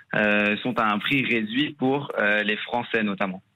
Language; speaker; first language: French; native; French